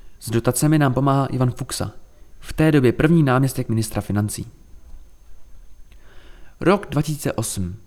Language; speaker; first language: Czech; native; Czech